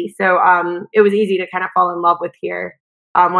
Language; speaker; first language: English; native; English